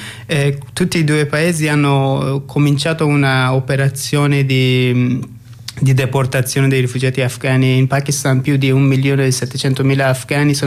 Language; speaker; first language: Italian; non-native, fluent; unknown